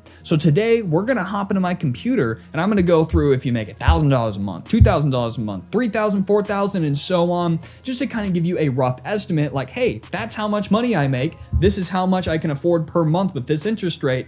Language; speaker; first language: English; native; English